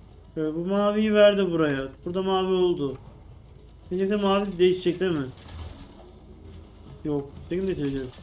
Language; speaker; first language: Turkish; native; Turkish